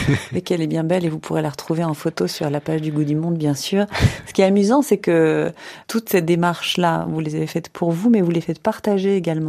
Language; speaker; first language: French; native; French